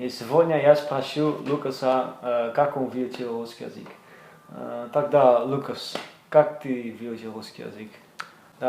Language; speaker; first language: Russian; non-native, fluent; English